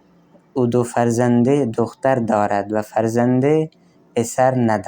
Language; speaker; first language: Persian; non-native, fluent; Urdu